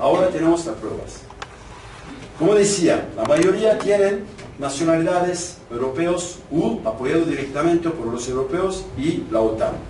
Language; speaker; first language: Spanish; non-native, fluent; Kurdish